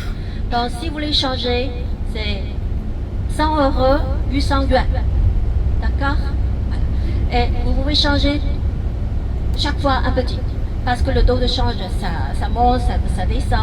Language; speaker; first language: French; non-native, fluent; Chinese